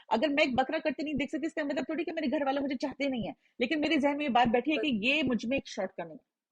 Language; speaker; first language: Hindi; native; Hindi